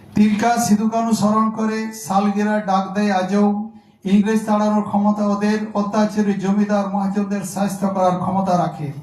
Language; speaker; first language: Bangla; non-native, local second language; Santali